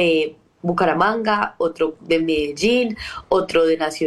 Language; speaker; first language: Spanish; native; Spanish